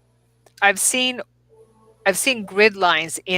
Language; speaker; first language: English; native; English